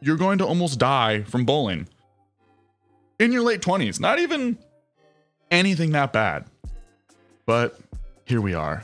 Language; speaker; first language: English; native; English